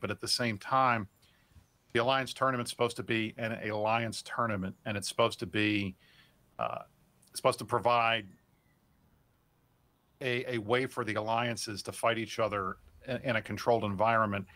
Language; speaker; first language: English; native; English